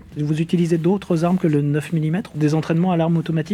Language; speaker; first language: French; native; French